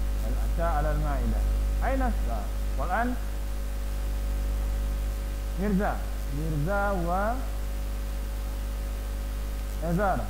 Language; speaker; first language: Arabic; non-native, fluent; Indonesian